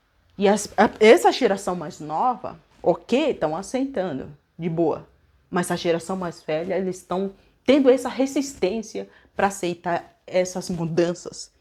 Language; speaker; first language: Portuguese; non-native, local second language; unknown